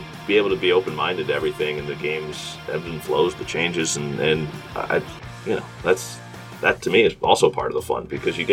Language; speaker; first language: English; native; English